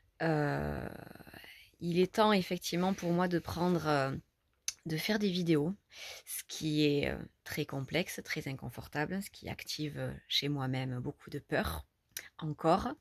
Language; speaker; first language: French; native; French